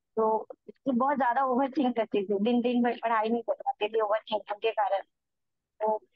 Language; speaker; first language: Hindi; native; Hindi